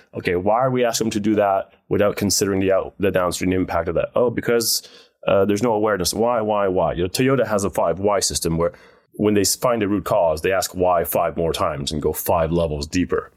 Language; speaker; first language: English; non-native, fluent; Dutch